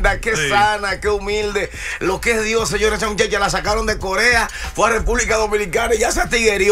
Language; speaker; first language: Spanish; native; Spanish